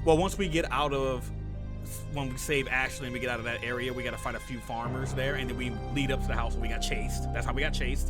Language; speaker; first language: English; native; English